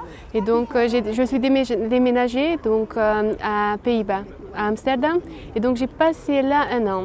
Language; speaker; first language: French; non-native, fluent; Hungarian